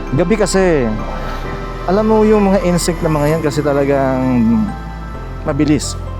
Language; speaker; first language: Filipino; non-native, local second language; Cebuano